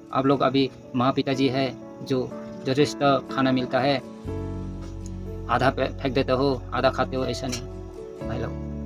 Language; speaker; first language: Hindi; non-native, local second language; Nepali